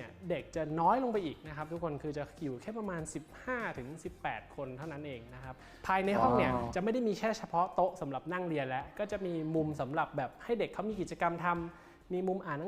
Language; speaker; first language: Thai; native; Thai